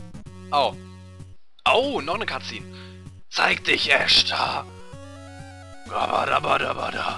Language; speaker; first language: German; native; German